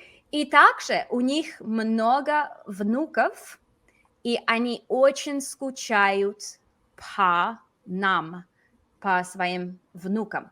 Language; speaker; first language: Russian; non-native, fluent; English